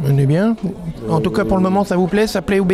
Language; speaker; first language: French; native; French